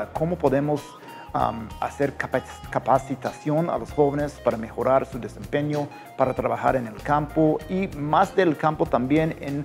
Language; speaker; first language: Spanish; non-native, fluent; English